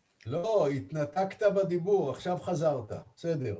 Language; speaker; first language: Hebrew; early bilingual, other home language; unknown